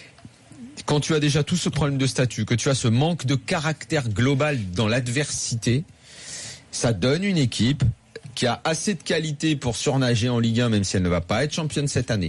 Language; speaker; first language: French; native; French